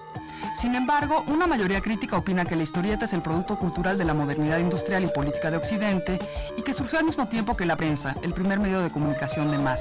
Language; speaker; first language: Spanish; native; Spanish